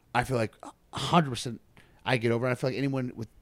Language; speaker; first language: English; native; English